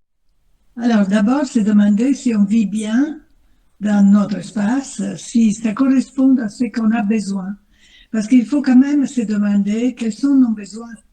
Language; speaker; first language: French; non-native, fluent; Italian